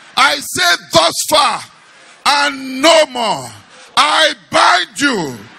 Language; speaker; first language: English; non-native, local second language; Yoruba